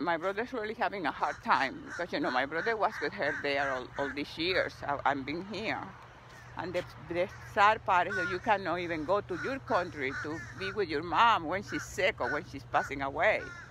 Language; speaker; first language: English; non-native, fluent; Spanish